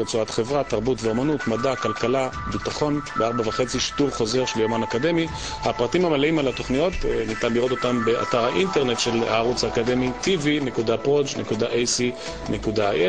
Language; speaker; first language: Hebrew; native; Hebrew